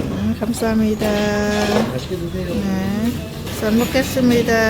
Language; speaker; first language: Korean; non-native, learner; Lao